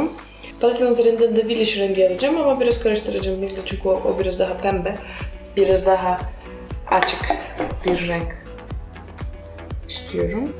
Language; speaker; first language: Turkish; non-native, fluent; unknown